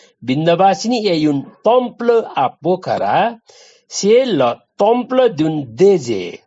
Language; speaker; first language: French; non-native, learner; Nepali